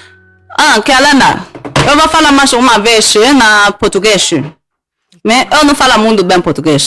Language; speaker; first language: Portuguese; non-native, learner; Chinese